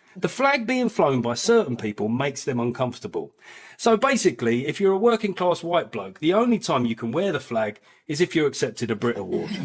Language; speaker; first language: English; native; English